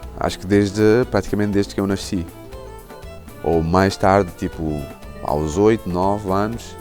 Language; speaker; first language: Portuguese; non-native, local second language; Kabuverdianu